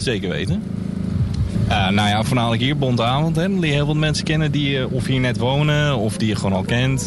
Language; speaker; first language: Dutch; native; Dutch